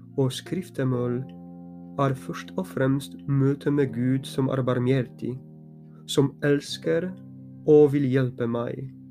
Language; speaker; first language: Norwegian; non-native, fluent; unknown